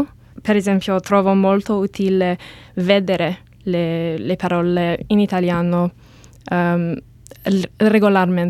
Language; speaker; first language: Italian; non-native, learner; English